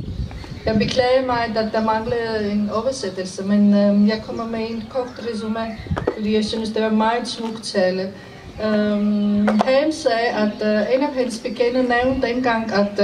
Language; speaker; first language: Danish; non-native, fluent; Armenian